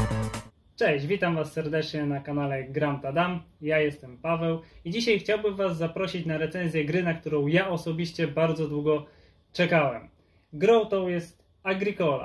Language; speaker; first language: Polish; native; Polish